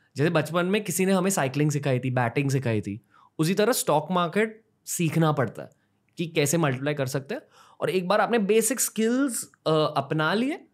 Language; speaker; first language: Hindi; native; Hindi